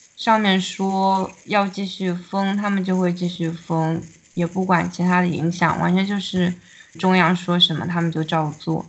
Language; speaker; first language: Chinese; native; Chinese